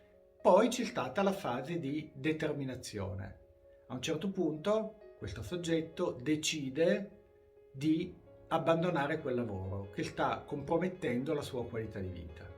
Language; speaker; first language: Italian; native; Italian